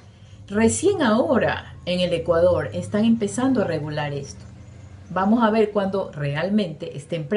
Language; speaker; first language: Spanish; native; Spanish